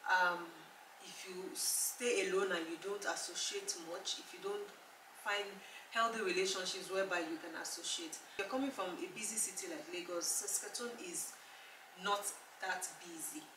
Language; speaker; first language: English; non-native, local second language; Yoruba